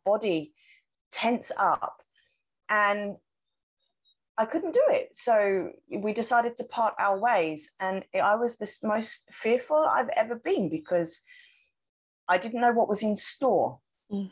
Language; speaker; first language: English; native; English